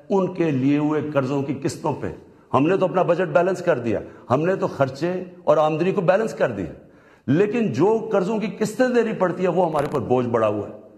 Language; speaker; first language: Urdu; native; Urdu